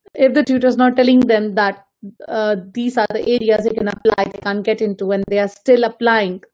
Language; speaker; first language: English; non-native, local second language; Hindi